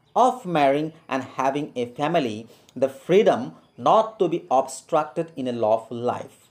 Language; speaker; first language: English; non-native, local second language; Assamese